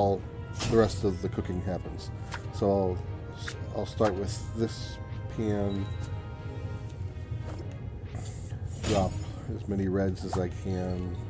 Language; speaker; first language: English; native; English